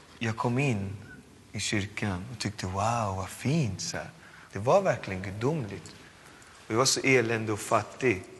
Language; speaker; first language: Swedish; native; Swedish